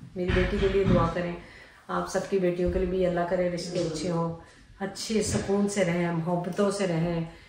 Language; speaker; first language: Urdu; native; Urdu